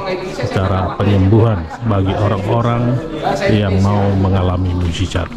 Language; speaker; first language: Indonesian; native; Indonesian